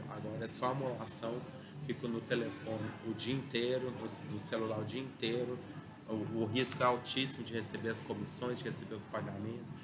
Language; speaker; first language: Portuguese; early bilingual, other home language; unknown